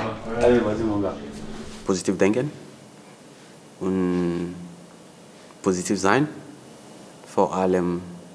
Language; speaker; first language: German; non-native, learner; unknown